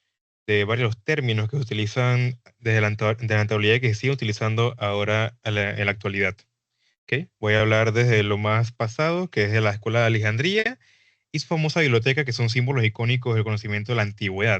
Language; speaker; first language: Spanish; native; Spanish